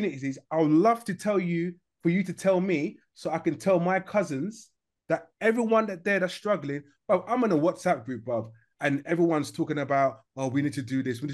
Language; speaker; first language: English; native; English